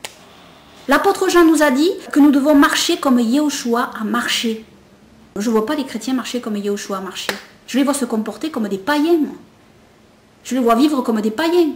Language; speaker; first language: French; native; French